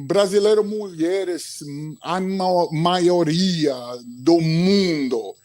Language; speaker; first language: Portuguese; non-native, learner; English